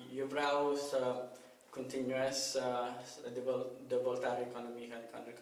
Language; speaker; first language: Romanian; non-native, learner; English